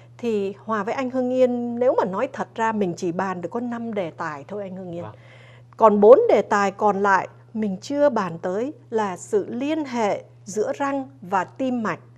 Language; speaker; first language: Vietnamese; early bilingual, other home language; English